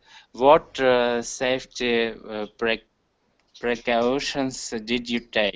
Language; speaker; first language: English; non-native, learner; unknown